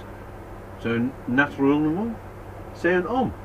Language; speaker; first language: French; non-native, learner; English